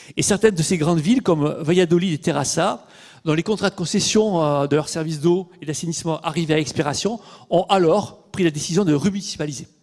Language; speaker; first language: French; native; French